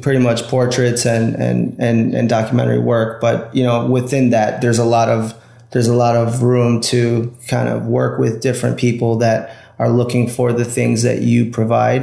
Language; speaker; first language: English; native; English